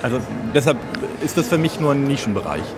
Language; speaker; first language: German; native; German